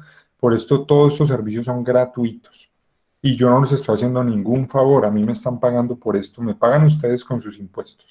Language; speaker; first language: Spanish; native; Spanish